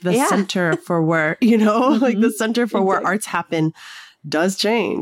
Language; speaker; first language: English; native; English